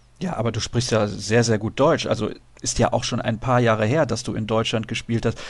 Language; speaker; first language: German; native; German